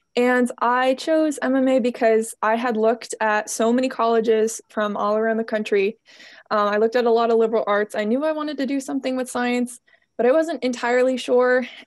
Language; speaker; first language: English; native; English